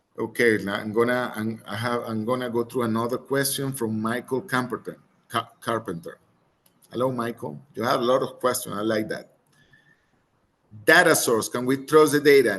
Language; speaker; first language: English; non-native, fluent; Spanish